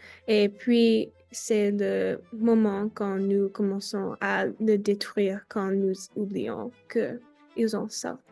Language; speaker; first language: French; non-native, learner; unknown